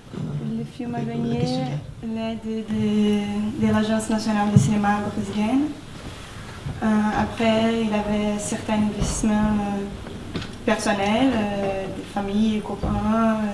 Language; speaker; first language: French; non-native, fluent; Portuguese